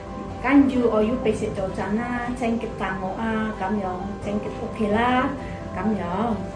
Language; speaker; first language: Cantonese; non-native, fluent; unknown